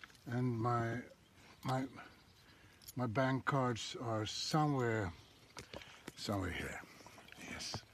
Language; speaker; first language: English; non-native, fluent; Swedish